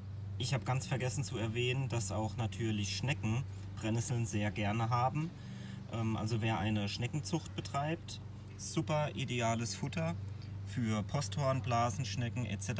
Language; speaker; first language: German; native; German